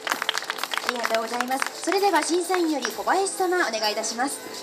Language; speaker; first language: Japanese; native; Japanese